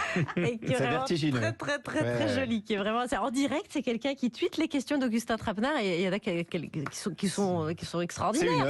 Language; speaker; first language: French; native; French